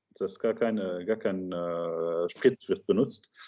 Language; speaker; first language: German; non-native, local second language; Arabic